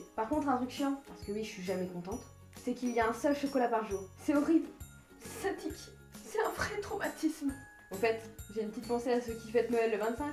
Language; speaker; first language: French; native; French